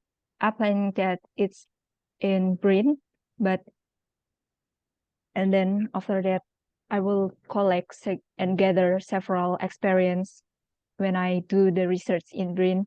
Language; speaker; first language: English; non-native, local second language; Indonesian